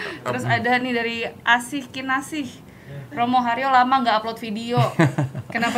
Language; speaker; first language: Indonesian; native; Indonesian